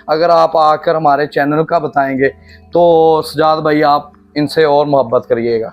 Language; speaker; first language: Urdu; non-native, local second language; Punjabi